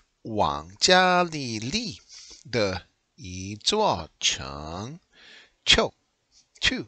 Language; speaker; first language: Chinese; non-native, learner; English